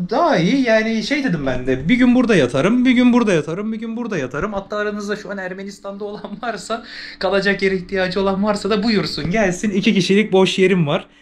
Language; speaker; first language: Turkish; native; Turkish